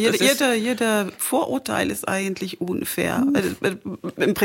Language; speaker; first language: German; non-native, fluent; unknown